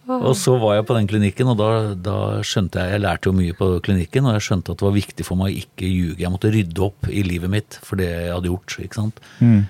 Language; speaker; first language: Norwegian; native; Norwegian